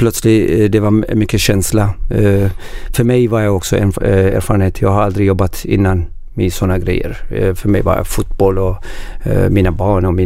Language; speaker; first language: Swedish; non-native, learner; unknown